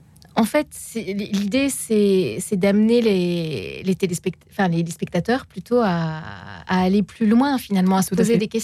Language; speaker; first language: French; native; French